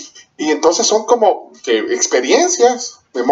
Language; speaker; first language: Spanish; native; Spanish